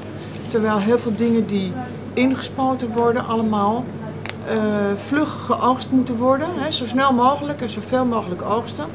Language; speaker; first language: Dutch; native; Dutch